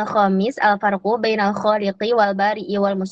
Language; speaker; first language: Arabic; non-native, learner; Indonesian